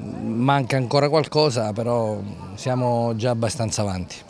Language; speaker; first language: Italian; native; Italian